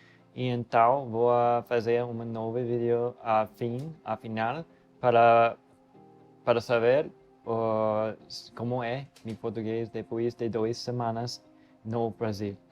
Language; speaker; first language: Portuguese; non-native, learner; English